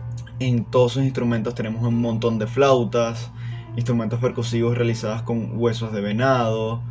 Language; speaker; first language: Spanish; native; Spanish